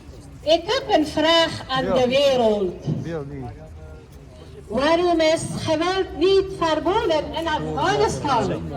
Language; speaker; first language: Dutch; non-native, fluent; Persian